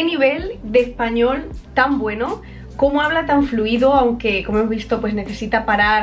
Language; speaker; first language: Spanish; native; Spanish